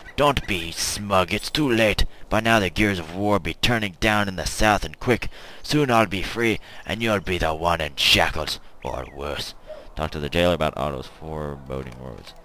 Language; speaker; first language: English; native; English